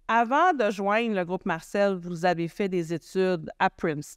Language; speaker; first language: French; native; French